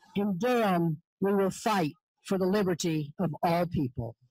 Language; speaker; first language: English; native; English